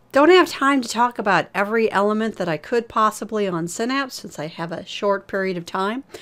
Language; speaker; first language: English; native; English